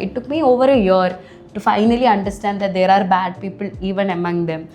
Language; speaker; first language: English; non-native, local second language; Malayalam